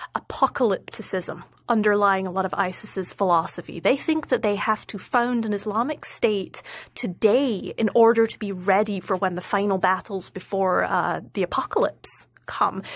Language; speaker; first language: English; native; English